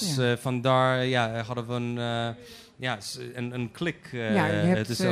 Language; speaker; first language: Dutch; non-native, fluent; Polish